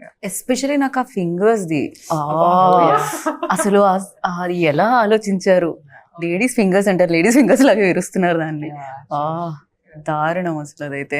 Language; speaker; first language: Telugu; native; Telugu